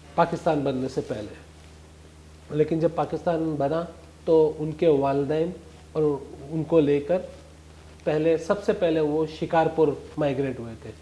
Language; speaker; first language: Urdu; non-native, local second language; Gujarati